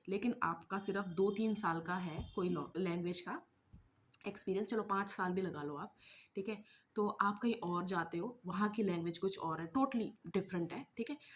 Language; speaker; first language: Hindi; non-native, local second language; Malayalam